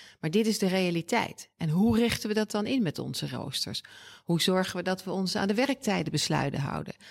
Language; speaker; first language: Dutch; native; Dutch